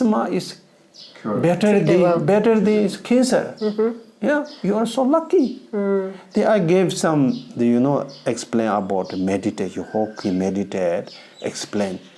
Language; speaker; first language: English; non-native, learner; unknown